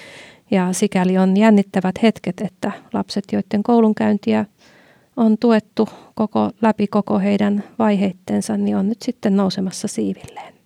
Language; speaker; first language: Finnish; native; Finnish